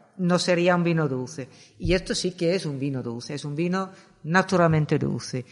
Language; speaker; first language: Spanish; non-native, fluent; Dutch